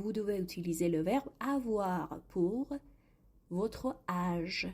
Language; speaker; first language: French; non-native, fluent; Persian